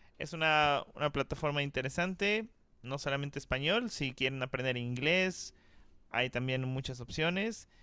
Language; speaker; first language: Spanish; native; Spanish